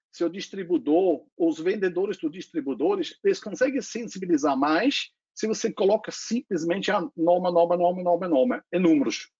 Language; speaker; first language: Portuguese; non-native, fluent; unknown